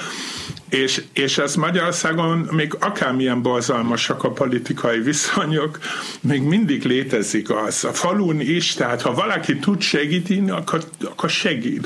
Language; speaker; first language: Hungarian; non-native, fluent; German